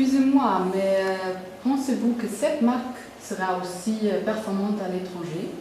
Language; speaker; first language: French; non-native, learner; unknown